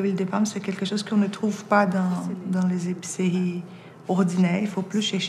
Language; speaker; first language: French; non-native, learner; Portuguese